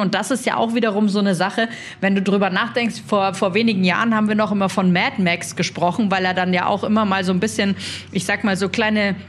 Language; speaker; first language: German; native; German